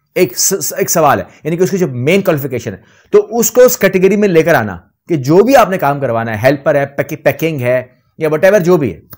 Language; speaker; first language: Urdu; native; Urdu